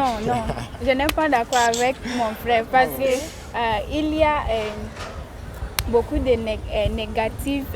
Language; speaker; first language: French; non-native, learner; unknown